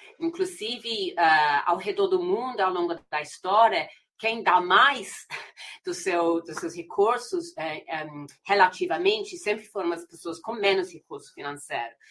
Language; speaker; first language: Portuguese; non-native, fluent; English